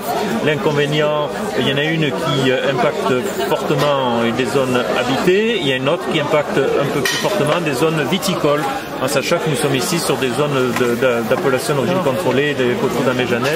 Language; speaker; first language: French; native; French